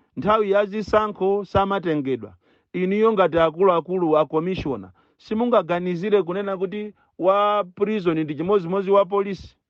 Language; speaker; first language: Nyanja; native; Nyanja